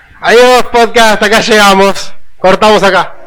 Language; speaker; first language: Spanish; native; Spanish